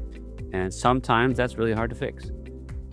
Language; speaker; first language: English; native; English